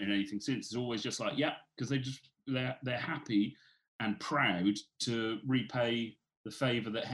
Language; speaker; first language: English; native; English